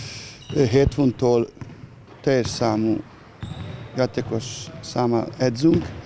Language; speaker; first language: Hungarian; non-native, learner; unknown